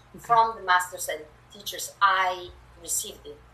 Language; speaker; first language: English; non-native, fluent; Italian